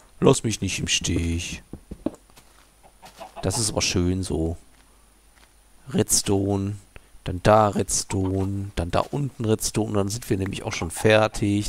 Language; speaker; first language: German; native; German